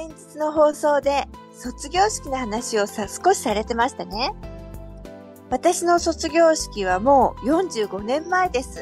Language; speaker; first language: Japanese; native; Japanese